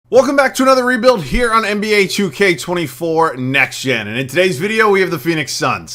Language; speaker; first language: English; native; English